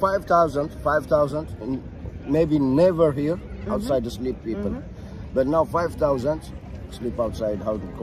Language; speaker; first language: English; non-native, learner; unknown